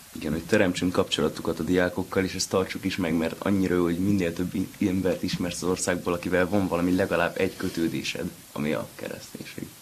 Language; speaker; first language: Hungarian; native; Hungarian